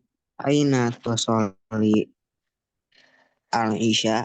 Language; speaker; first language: Arabic; non-native, learner; Indonesian